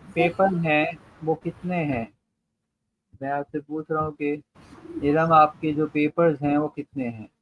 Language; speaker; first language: Urdu; native; Urdu